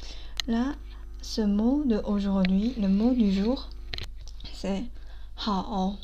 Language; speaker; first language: French; non-native, fluent; Chinese